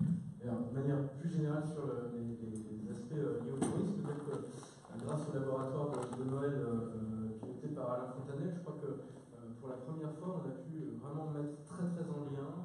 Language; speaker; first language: French; native; French